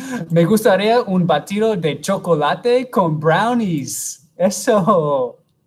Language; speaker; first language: Spanish; non-native, fluent; English